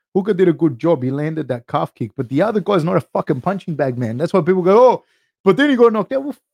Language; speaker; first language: English; native; English